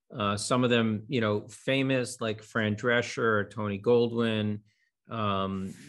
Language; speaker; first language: English; non-native, fluent; Hebrew